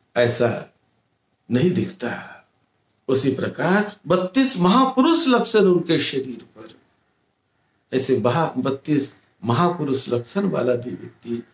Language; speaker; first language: Hindi; non-native, local second language; Marathi